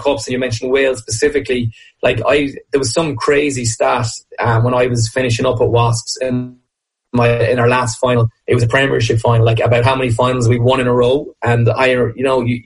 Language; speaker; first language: English; native; English